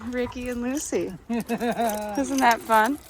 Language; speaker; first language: English; native; English